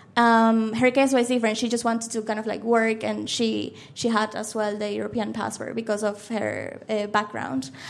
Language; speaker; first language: English; non-native, fluent; Spanish